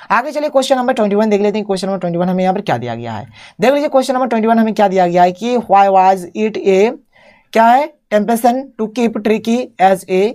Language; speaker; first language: Hindi; native; Hindi